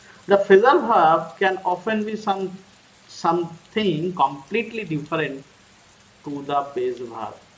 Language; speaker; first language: English; non-native, local second language; Bangla